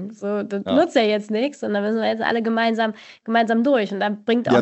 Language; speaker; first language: German; native; German